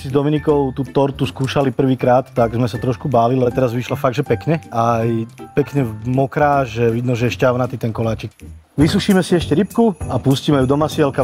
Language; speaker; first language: Slovak; native; Slovak